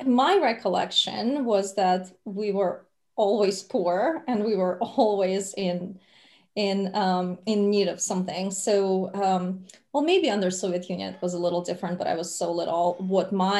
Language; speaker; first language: English; non-native, fluent; Russian